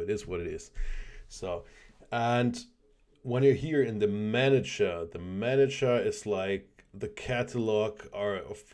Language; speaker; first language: English; non-native, fluent; German